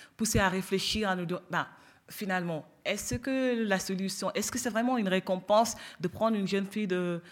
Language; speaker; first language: French; non-native, local second language; Wolof